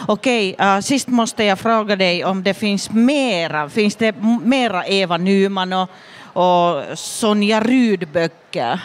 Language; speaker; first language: Swedish; non-native, fluent; Finnish